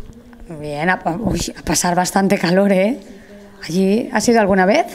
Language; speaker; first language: Spanish; native; Spanish